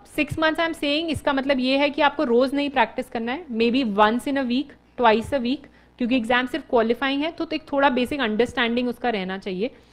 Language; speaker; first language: Hindi; native; Hindi